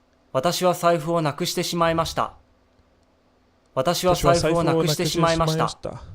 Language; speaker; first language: Japanese; non-native, learner; English